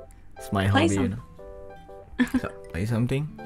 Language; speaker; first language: English; non-native, learner; Indonesian